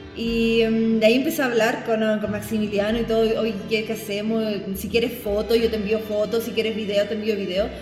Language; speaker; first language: Spanish; native; Spanish